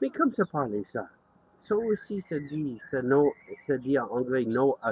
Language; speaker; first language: French; non-native, learner; English